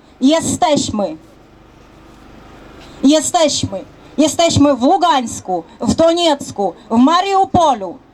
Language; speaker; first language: Polish; early bilingual, heritage; Polish